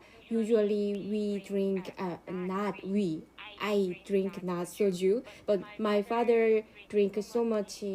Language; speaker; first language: English; non-native, learner; Korean